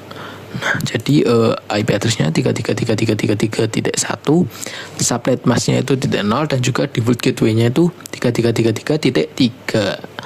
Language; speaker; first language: Indonesian; native; Indonesian